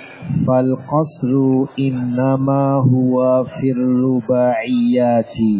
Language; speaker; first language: Arabic; non-native, fluent; Indonesian